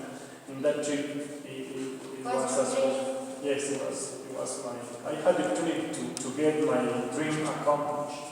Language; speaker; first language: English; non-native, learner; Spanish